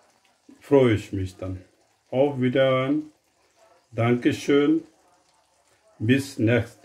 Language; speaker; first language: German; non-native, fluent; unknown